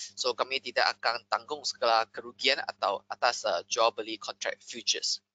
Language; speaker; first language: Malay; non-native, local second language; Chinese